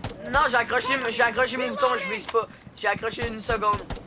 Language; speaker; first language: French; native; French